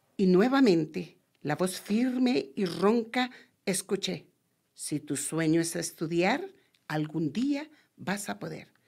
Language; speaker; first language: Spanish; native; Spanish